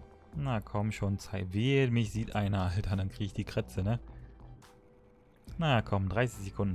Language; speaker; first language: German; native; German